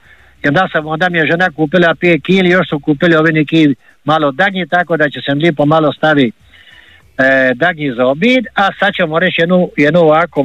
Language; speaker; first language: Serbian; native; Serbian